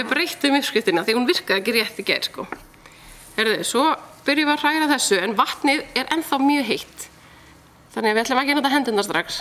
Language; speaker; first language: Icelandic; native; Icelandic